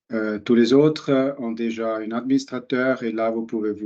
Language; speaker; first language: French; non-native, local second language; German